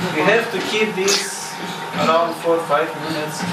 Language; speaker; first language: English; non-native, learner; Romanian